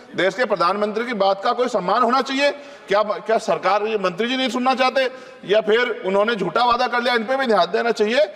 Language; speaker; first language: Hindi; native; Hindi